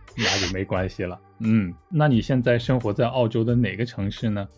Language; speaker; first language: Chinese; native; Chinese